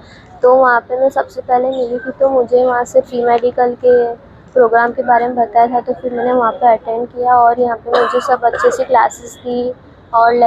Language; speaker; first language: Hindi; non-native, local second language; Gujarati